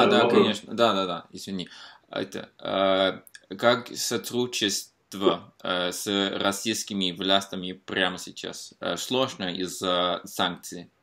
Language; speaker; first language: Russian; non-native, fluent; Norwegian